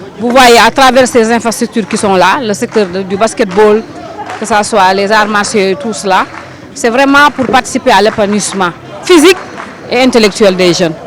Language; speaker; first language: French; non-native, local second language; Wolof